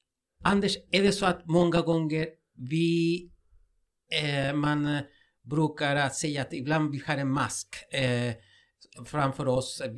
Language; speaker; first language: Swedish; non-native, fluent; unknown